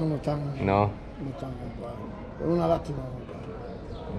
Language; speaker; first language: Spanish; native; Spanish